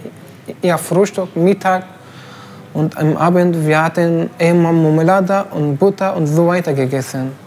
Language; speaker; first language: German; non-native, learner; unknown